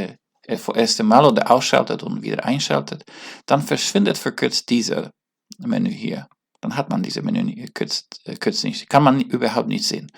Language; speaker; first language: German; non-native, learner; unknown